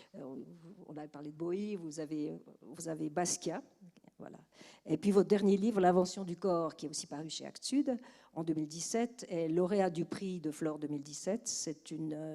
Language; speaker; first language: French; native; French